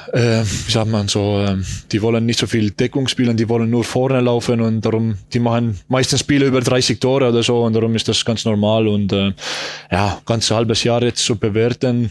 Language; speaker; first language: German; non-native, learner; Estonian